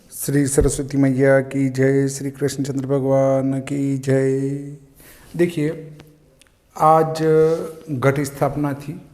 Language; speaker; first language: Hindi; native; Hindi